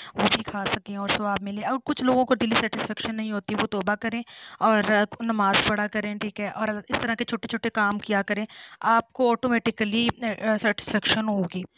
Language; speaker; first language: Urdu; native; Urdu